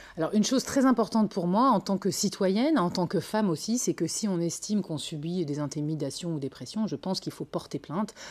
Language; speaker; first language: French; native; French